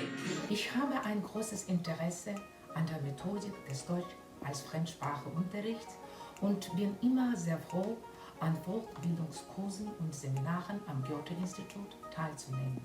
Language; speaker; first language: German; non-native, fluent; Russian